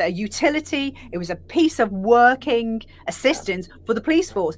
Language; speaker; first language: English; native; English